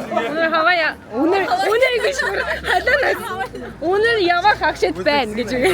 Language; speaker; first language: Korean; non-native, learner; Mongolian